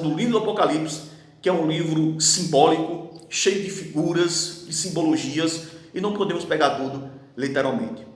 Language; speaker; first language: Portuguese; native; Portuguese